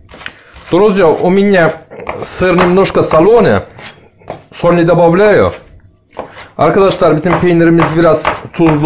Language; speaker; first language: Turkish; native; Turkish